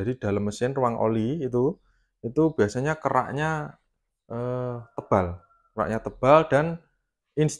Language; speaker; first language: Indonesian; native; Indonesian